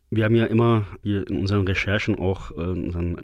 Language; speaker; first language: German; native; German